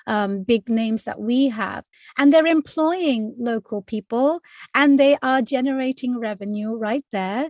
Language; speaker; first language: English; native; English